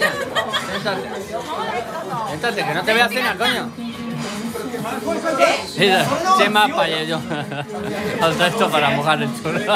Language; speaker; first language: Spanish; native; Spanish